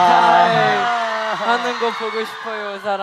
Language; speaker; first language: Korean; non-native, fluent; Chinese